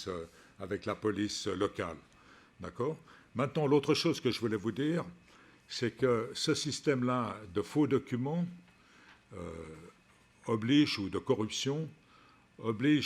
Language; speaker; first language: French; native; French